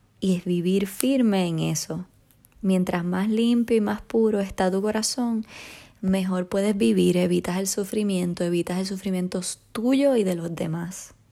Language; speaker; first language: Spanish; native; Spanish